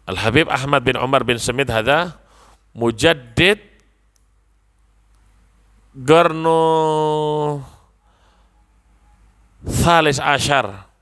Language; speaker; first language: Arabic; non-native, fluent; Indonesian